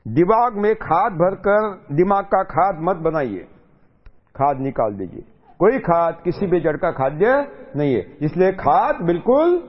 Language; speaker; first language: Hindi; non-native, local second language; Marathi